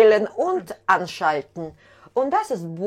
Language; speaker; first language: German; non-native, fluent; Russian